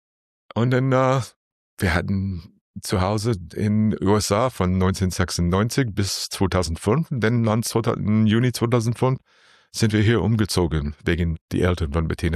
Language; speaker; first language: German; non-native, learner; English